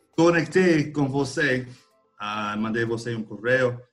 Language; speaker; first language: Portuguese; non-native, fluent; English